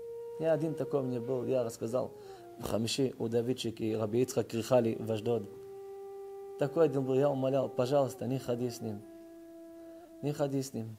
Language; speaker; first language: Russian; early bilingual, heritage; Russian